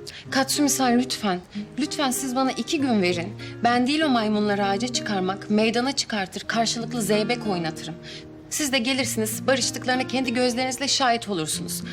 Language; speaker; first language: Turkish; native; Turkish